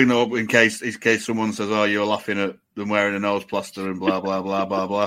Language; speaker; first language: English; native; English